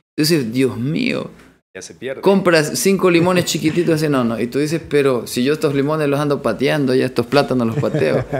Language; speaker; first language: Spanish; native; Spanish